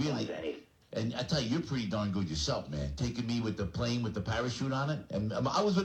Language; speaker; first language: English; native; English